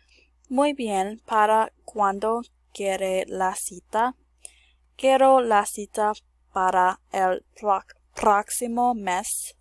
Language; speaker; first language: Spanish; non-native, learner; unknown